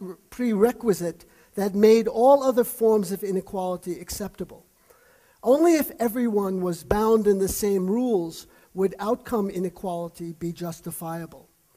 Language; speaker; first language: English; native; English